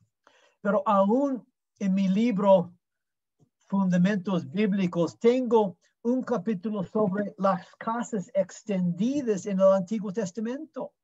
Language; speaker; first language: Spanish; non-native, fluent; English